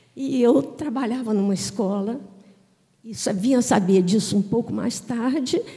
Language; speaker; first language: Portuguese; native; Portuguese